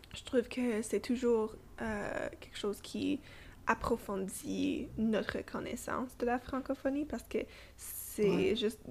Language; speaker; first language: French; non-native, fluent; English